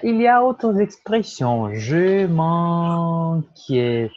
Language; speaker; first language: French; non-native, fluent; Portuguese